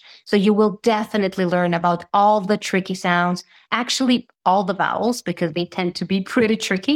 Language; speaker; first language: English; non-native, fluent; Serbian